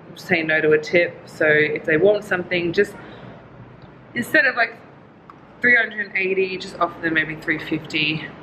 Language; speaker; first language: English; native; English